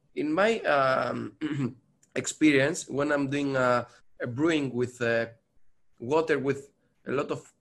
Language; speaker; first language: English; non-native, learner; Greek